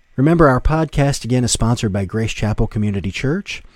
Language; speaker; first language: English; native; English